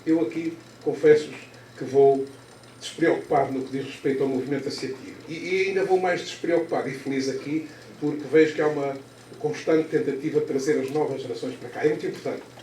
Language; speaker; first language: Portuguese; native; Portuguese